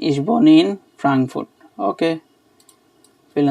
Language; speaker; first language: German; non-native, learner; Bangla